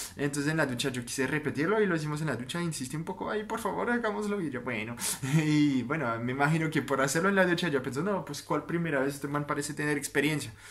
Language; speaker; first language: Spanish; non-native, fluent; French